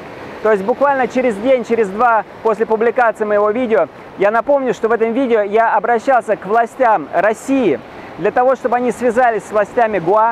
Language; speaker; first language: Russian; native; Russian